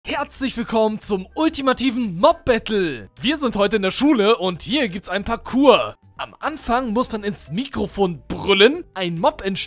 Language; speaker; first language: German; native; German